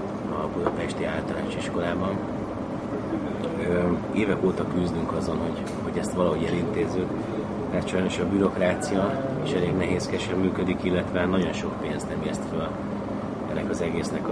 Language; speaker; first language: Hungarian; native; Hungarian